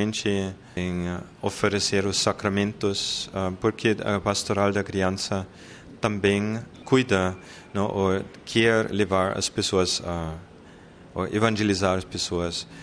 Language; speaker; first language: Portuguese; non-native, fluent; German